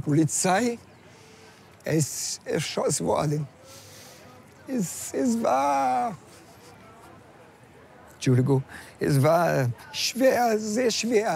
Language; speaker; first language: German; non-native, learner; Portuguese